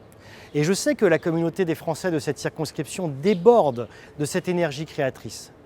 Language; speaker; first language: French; native; French